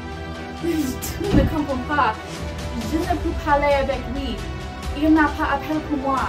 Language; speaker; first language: French; non-native, learner; English